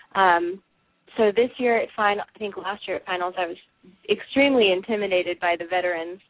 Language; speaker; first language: English; native; English